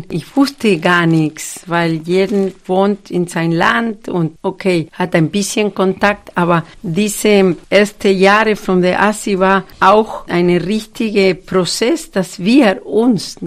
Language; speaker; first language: German; non-native, fluent; Spanish